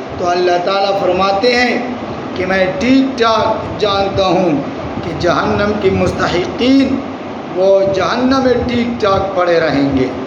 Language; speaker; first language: Urdu; non-native, local second language; Pashto